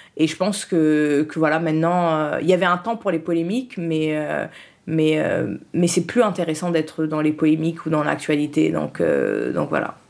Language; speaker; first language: French; early bilingual, other home language; Haitian Creole